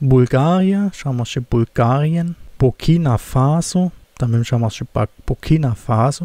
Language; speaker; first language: Portuguese; non-native, fluent; German